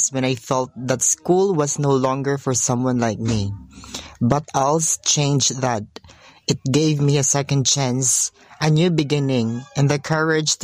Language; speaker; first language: English; non-native, local second language; Hiligaynon